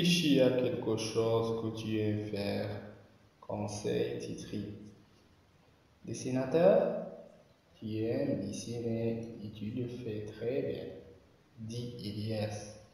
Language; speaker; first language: French; non-native, local second language; Arabic